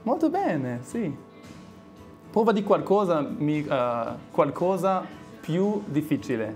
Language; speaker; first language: Italian; non-native, learner; German